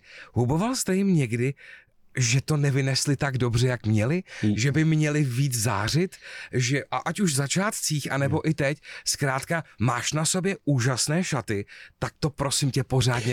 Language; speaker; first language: Czech; native; Czech